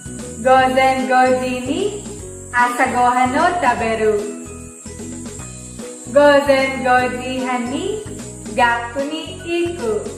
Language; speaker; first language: Japanese; non-native, fluent; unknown